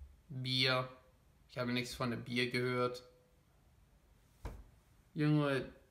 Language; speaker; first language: German; non-native, fluent; English